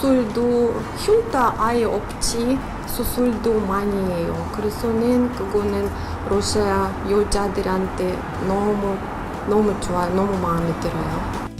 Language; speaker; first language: Korean; non-native, learner; Russian